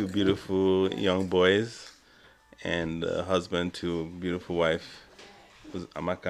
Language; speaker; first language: English; non-native, local second language; Igbo